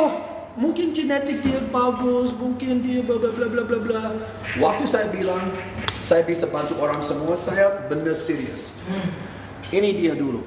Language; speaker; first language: Indonesian; non-native, fluent; English